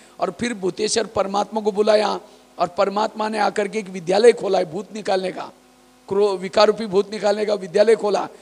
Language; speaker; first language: Hindi; non-native, local second language; Marathi